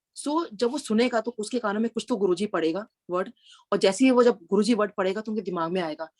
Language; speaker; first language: Hindi; native; Hindi